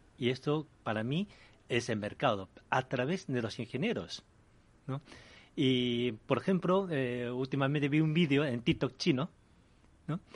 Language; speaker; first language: Spanish; early bilingual, other home language; Chinese